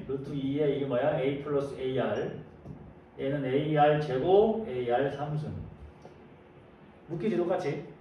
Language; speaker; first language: Korean; native; Korean